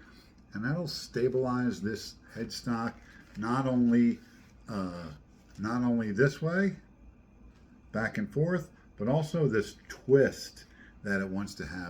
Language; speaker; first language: English; native; English